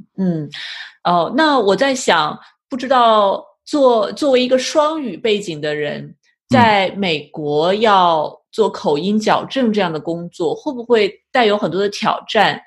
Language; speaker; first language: Chinese; native; Chinese